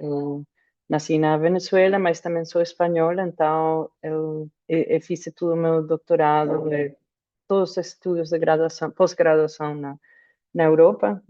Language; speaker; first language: Portuguese; non-native, fluent; Spanish